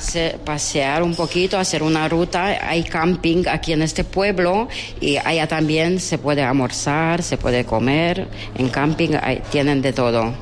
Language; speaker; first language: Spanish; non-native, learner; Romanian